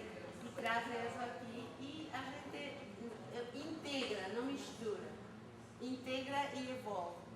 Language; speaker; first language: Portuguese; non-native, fluent; Spanish